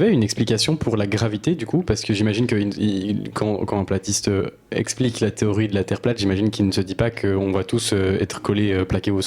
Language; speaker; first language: French; native; French